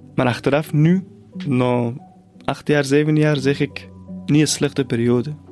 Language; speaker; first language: Dutch; non-native, fluent; Persian